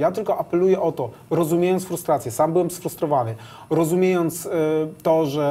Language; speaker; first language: Polish; native; Polish